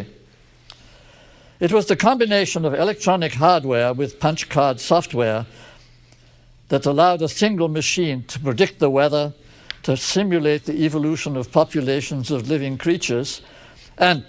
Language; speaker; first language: English; native; English